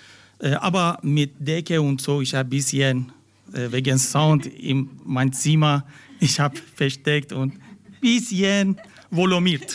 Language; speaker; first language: German; non-native, learner; Persian